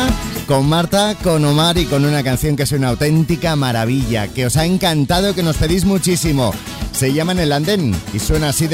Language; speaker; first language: Spanish; native; Spanish